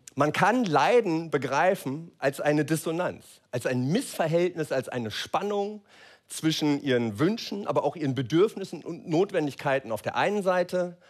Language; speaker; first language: German; native; German